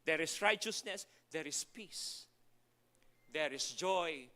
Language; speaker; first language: English; non-native, local second language; Filipino